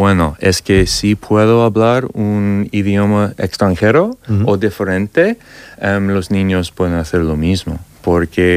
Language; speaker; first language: Spanish; non-native, fluent; English